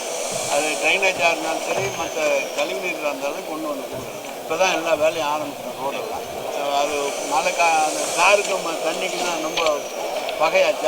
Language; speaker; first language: Tamil; native; Tamil